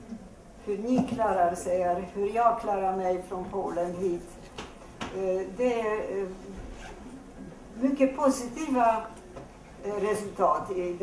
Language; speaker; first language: Swedish; non-native, fluent; Polish